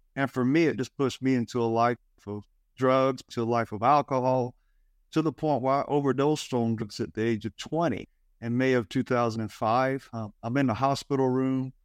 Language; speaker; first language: English; native; English